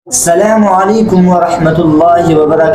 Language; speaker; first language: Arabic; non-native, learner; Urdu